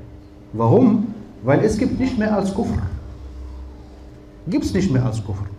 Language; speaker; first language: German; non-native, fluent; Arabic